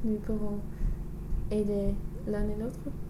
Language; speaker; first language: French; non-native, learner; English